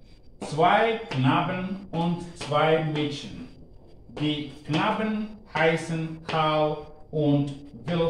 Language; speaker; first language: German; non-native, learner; Akan